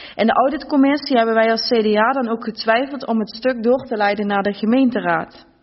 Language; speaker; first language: Dutch; native; Dutch